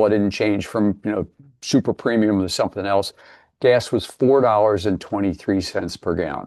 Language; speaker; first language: English; native; English